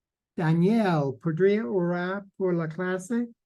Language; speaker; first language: Spanish; non-native, learner; English